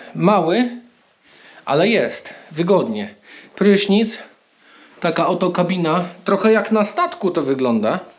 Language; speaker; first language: Polish; native; Polish